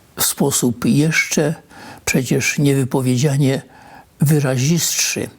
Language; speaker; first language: Polish; native; Polish